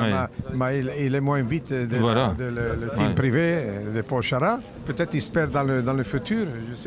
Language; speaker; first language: French; non-native, fluent; Italian